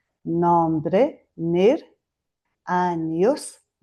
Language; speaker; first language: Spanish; non-native, fluent; Mongolian